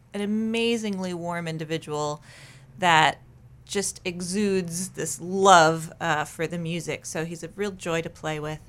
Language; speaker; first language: English; native; English